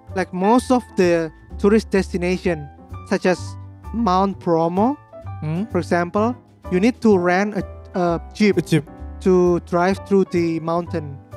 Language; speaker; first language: English; non-native, fluent; Indonesian